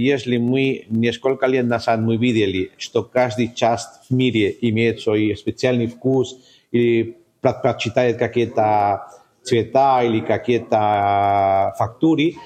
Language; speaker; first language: Russian; non-native, fluent; Spanish